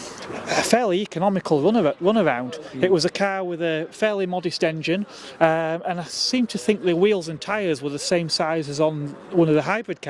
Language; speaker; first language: English; native; English